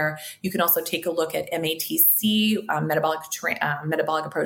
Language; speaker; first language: English; native; English